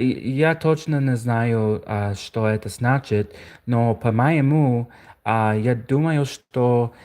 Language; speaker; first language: Russian; non-native, learner; English